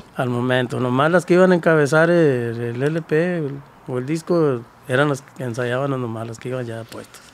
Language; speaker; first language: Spanish; native; Spanish